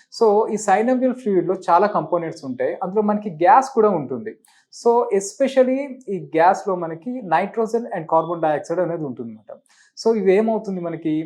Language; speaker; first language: Telugu; native; Telugu